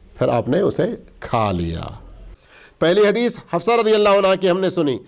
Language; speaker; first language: Urdu; native; Urdu